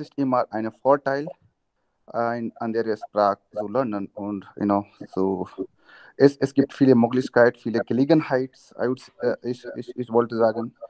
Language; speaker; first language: German; non-native, learner; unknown